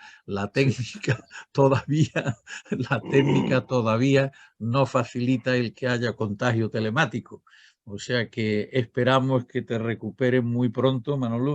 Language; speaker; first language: Spanish; native; Spanish